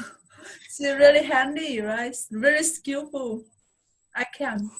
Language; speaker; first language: English; non-native, fluent; Vietnamese